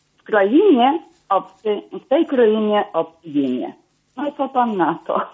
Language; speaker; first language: Polish; non-native, fluent; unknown